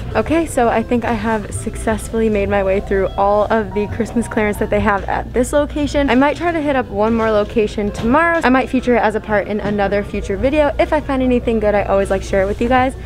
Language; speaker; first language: English; native; English